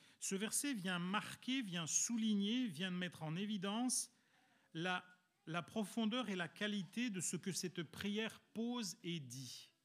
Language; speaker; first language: French; early bilingual, other home language; Italian